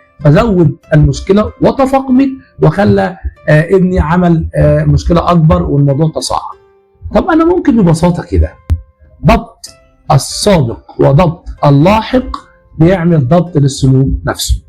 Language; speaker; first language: Arabic; native; Arabic